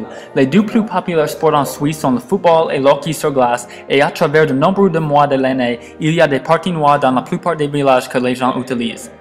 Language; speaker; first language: French; non-native, learner; English